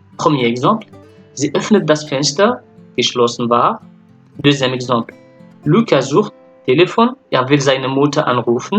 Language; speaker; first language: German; non-native, fluent; French